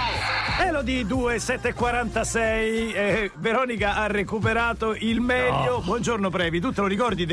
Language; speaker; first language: Italian; native; Italian